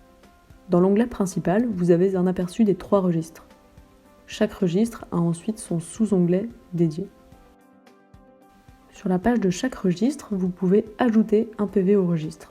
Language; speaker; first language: French; native; French